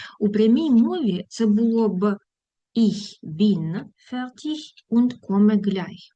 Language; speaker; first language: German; non-native, fluent; Ukrainian